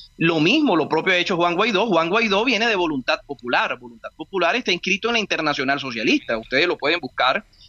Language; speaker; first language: Spanish; native; Spanish